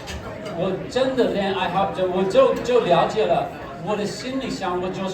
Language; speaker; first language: Chinese; non-native, fluent; English